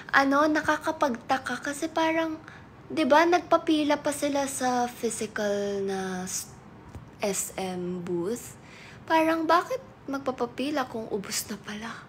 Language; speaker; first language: Filipino; native; Filipino